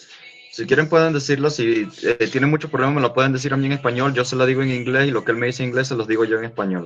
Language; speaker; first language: Spanish; non-native, local second language; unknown